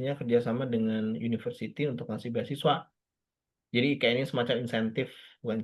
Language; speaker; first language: Indonesian; native; Indonesian